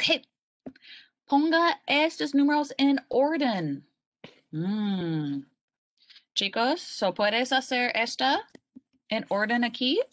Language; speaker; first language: Spanish; non-native, learner; English